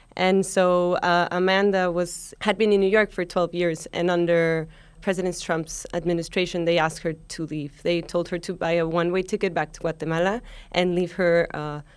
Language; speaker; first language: English; non-native, fluent; Spanish